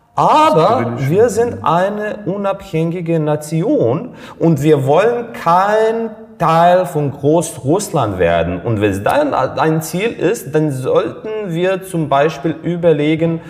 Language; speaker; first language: German; non-native, fluent; Serbian